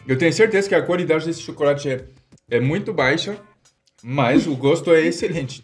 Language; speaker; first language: Portuguese; non-native, fluent; French